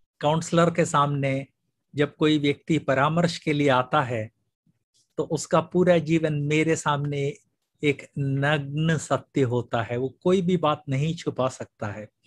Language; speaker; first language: Hindi; non-native, local second language; Malayalam